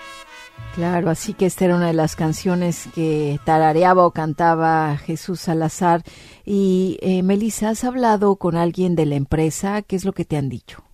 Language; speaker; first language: Spanish; native; Spanish